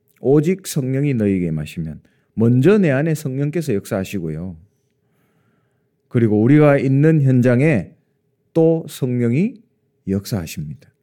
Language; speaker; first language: Korean; native; Korean